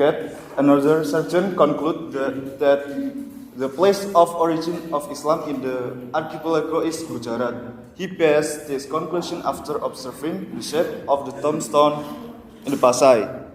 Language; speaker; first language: English; non-native, learner; Indonesian